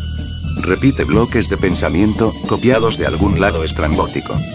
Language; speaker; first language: Spanish; native; Spanish